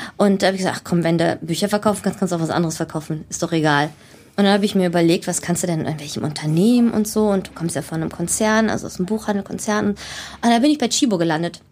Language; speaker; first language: German; early bilingual, other home language; Greek